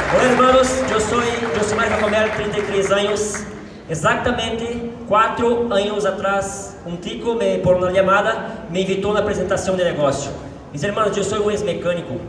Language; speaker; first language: Spanish; non-native, learner; Portuguese